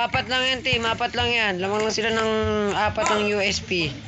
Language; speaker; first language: Filipino; native; Filipino